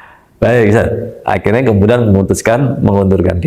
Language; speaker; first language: Malay; native; Malay